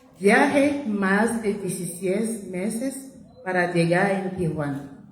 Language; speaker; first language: Spanish; non-native, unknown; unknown